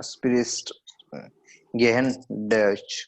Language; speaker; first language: German; non-native, learner; Hindi